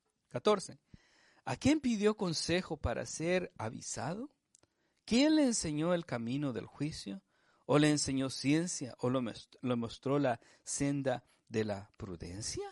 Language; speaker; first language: Spanish; native; Spanish